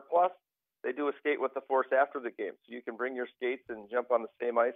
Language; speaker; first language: English; native; English